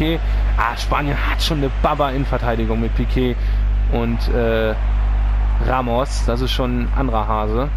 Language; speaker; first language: German; native; German